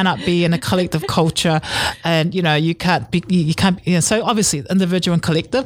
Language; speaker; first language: English; native; English